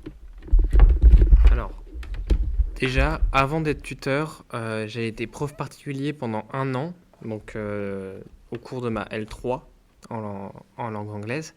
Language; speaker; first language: French; native; French